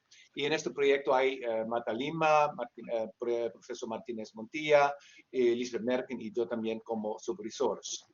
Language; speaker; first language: Spanish; non-native, learner; Dutch